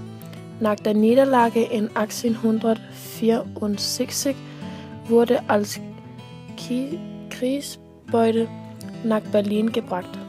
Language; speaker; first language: German; non-native, learner; Danish